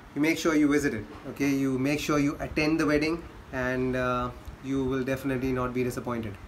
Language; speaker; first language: English; non-native, local second language; Hindi